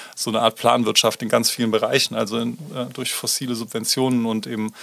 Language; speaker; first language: German; native; German